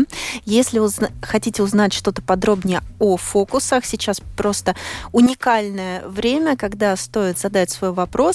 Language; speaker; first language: Russian; native; Russian